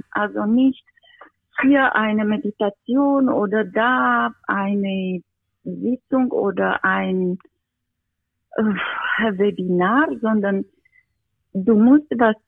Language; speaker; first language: German; non-native, fluent; Romanian